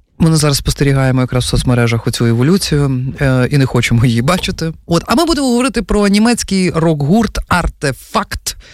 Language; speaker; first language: Ukrainian; native; Ukrainian